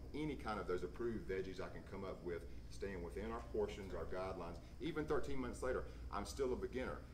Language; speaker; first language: English; native; English